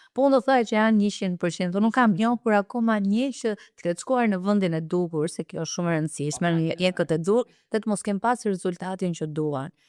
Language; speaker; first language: Albanian; early bilingual, heritage; Albanian